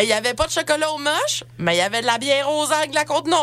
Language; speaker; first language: French; native; French